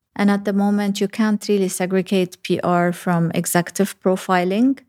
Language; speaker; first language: English; early bilingual, other home language; Arabic